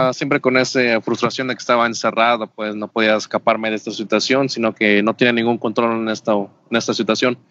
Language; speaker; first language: Spanish; native; Spanish